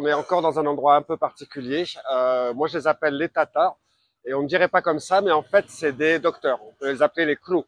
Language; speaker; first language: French; native; French